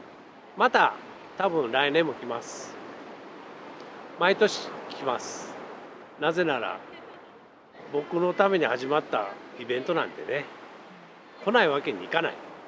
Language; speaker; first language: Japanese; native; Japanese